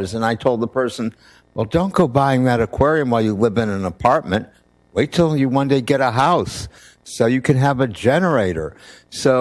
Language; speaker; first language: English; native; English